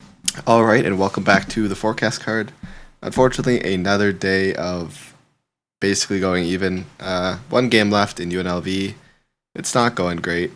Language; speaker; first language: English; native; English